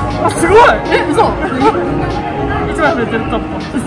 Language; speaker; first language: Japanese; native; Japanese